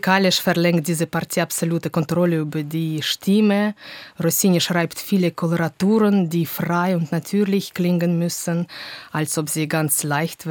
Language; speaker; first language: German; non-native, fluent; Russian